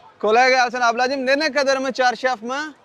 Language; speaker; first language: Turkish; non-native, learner; Urdu